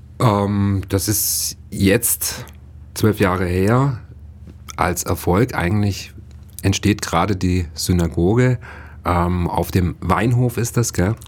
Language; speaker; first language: German; native; German